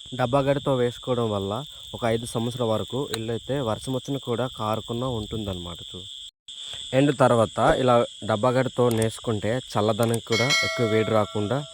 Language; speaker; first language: Telugu; non-native, local second language; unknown